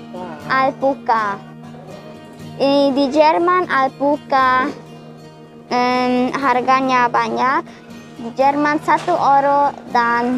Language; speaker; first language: Indonesian; early bilingual, heritage; German